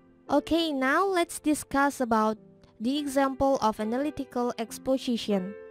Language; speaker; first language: English; non-native, fluent; Indonesian